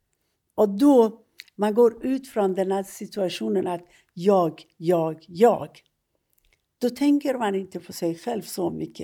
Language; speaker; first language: Swedish; non-native, fluent; Persian